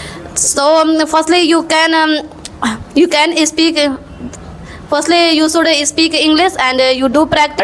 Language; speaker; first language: English; non-native, learner; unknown